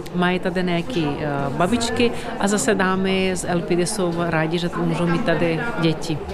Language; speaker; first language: Czech; non-native, fluent; Ukrainian